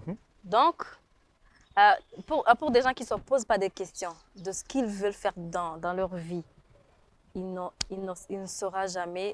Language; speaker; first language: French; non-native, local second language; Rundi